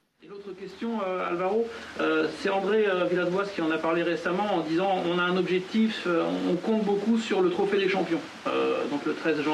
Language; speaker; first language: French; native; French